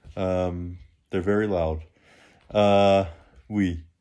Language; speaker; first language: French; non-native, learner; English